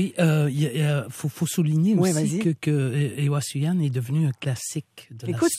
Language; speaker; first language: French; non-native, local second language; Innu-aimun